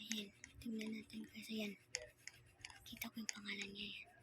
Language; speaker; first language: Filipino; non-native, local second language; Cebuano